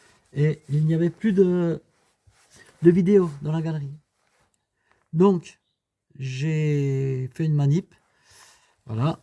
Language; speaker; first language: French; native; French